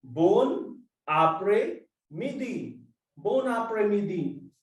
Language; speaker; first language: French; non-native, learner; Hindi